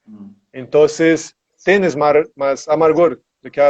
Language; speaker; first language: Spanish; non-native, learner; Portuguese